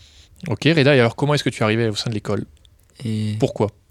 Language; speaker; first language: French; native; French